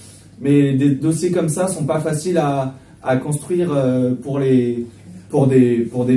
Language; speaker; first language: French; native; French